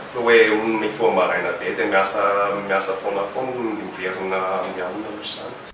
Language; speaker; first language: Malagasy; non-native, fluent; English